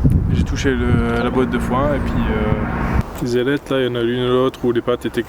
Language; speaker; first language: French; native; French